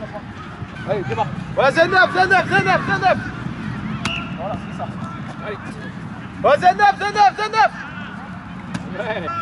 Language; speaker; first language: French; native; French